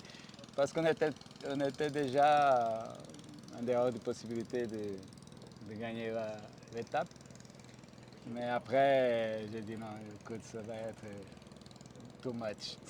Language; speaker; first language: French; non-native, fluent; Portuguese